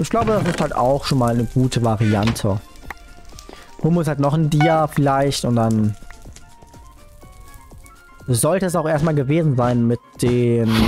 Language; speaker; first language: German; native; German